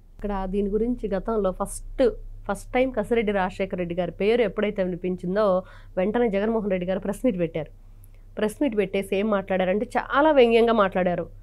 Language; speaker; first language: Telugu; native; Telugu